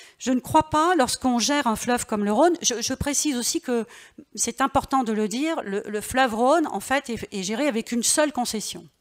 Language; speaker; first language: French; native; French